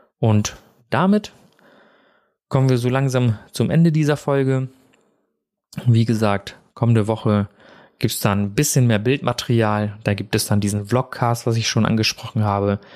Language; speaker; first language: German; early bilingual, other home language; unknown